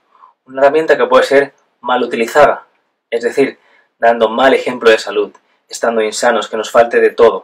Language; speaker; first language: Spanish; native; Spanish